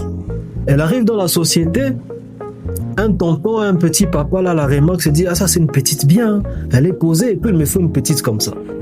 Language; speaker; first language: French; native; French